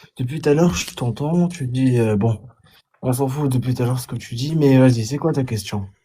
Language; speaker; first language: French; non-native, fluent; Arabic